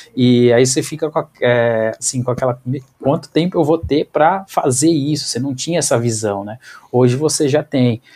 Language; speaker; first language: Portuguese; native; Portuguese